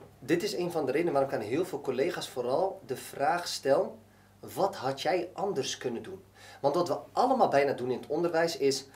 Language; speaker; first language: Dutch; early bilingual, other home language; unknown